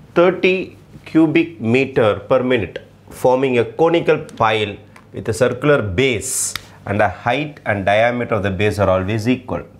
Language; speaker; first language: English; non-native, local second language; Tamil